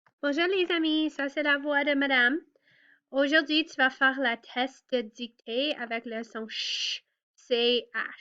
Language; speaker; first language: French; non-native, fluent; English